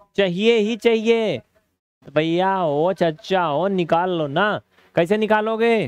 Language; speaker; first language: Hindi; native; Hindi